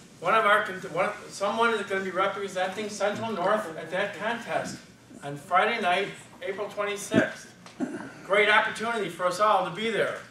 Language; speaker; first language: English; native; English